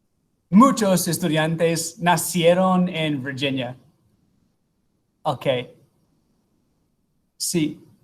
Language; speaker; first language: Spanish; non-native, fluent; English